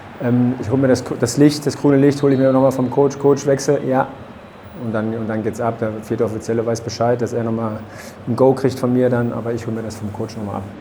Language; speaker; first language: German; native; German